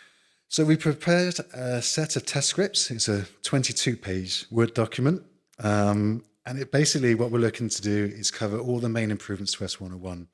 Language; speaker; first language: English; native; English